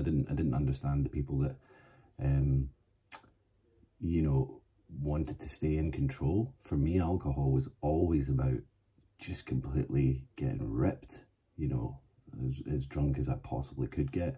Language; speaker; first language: English; native; English